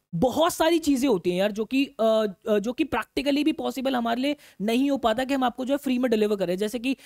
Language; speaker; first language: Hindi; native; Hindi